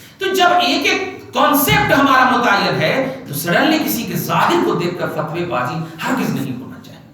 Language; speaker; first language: Urdu; native; Urdu